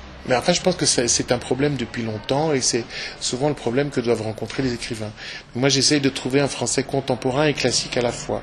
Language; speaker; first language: French; native; French